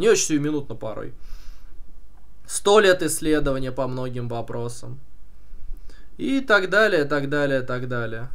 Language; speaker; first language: Russian; native; Russian